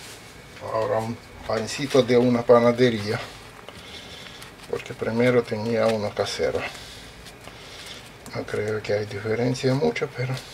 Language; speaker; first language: Spanish; non-native, fluent; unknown